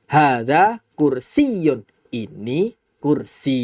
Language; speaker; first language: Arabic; non-native, fluent; Indonesian